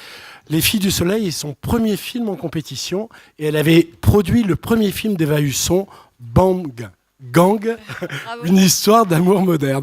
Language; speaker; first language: French; native; French